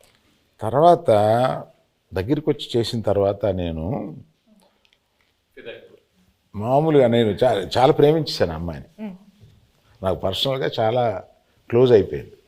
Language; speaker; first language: Telugu; native; Telugu